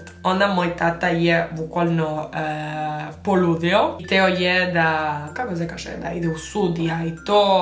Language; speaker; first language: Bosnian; early bilingual, heritage; Spanish